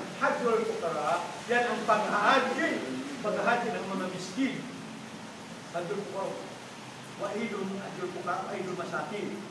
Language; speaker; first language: Filipino; non-native, local second language; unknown